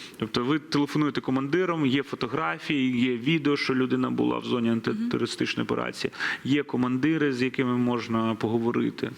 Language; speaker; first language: Ukrainian; native; Ukrainian